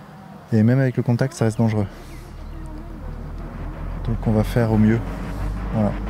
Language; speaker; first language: French; native; French